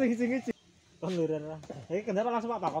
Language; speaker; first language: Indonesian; non-native, local second language; Javanese